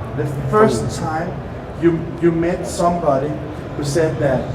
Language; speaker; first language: English; non-native, fluent; Danish